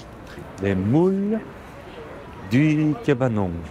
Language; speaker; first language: French; non-native, learner; Korean